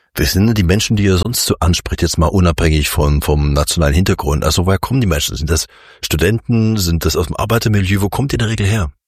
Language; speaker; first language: German; native; German